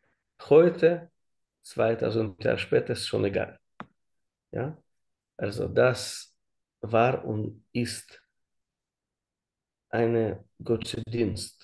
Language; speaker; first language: German; non-native, learner; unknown